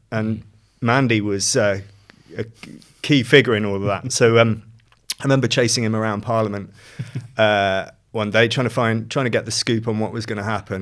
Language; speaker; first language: English; native; English